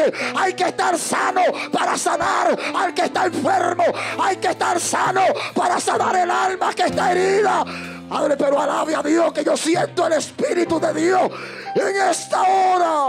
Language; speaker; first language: Spanish; native; Spanish